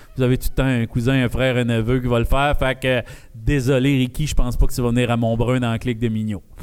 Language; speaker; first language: French; native; French